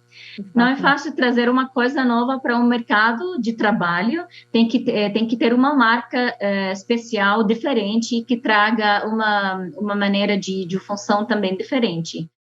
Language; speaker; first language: Portuguese; non-native, fluent; Arabic